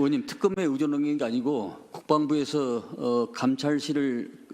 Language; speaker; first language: Korean; native; Korean